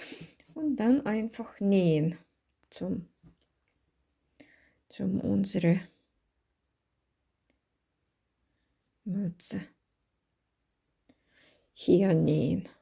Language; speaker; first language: German; non-native, learner; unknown